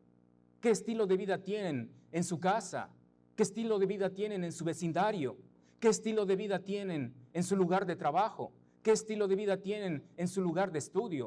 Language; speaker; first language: Spanish; native; Spanish